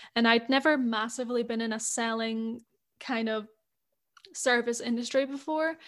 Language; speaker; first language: English; native; English